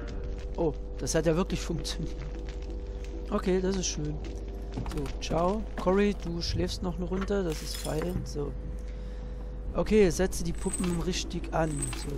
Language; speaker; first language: German; native; German